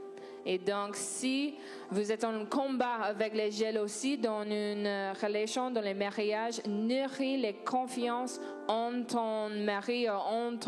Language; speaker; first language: French; non-native, learner; English